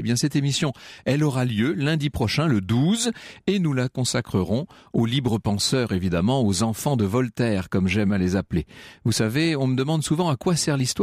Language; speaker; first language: French; native; French